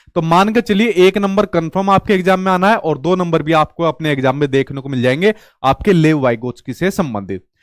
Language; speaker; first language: Hindi; native; Hindi